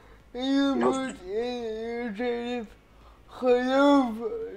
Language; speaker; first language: Dutch; early bilingual, other home language; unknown